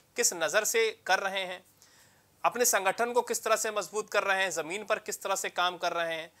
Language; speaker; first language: Hindi; native; Hindi